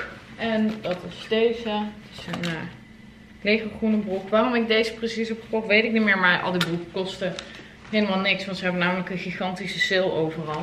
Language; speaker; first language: Dutch; native; Dutch